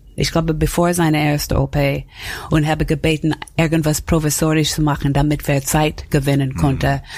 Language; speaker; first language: German; non-native, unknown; English